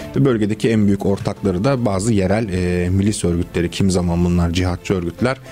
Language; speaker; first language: Turkish; early bilingual, heritage; Romanian